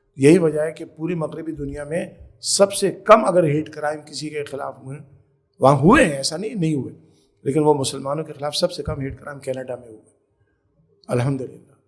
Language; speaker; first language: Urdu; native; Urdu